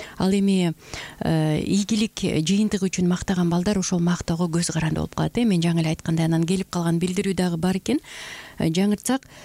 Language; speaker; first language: Kyrgyz; native; Kyrgyz